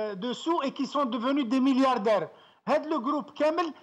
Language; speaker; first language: French; non-native, local second language; Arabic